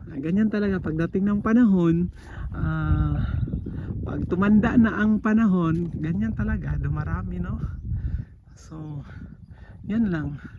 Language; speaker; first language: Filipino; non-native, local second language; Cebuano